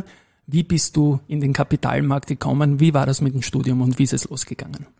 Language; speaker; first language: German; native; German